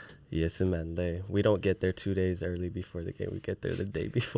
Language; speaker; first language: English; early bilingual, other home language; Chinese